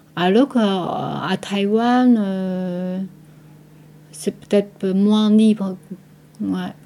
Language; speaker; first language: French; non-native, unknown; Min Nan Chinese